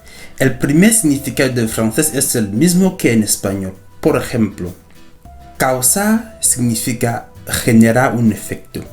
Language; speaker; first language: Spanish; non-native, fluent; French